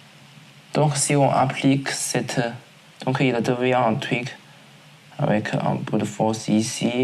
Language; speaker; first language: French; non-native, learner; Chinese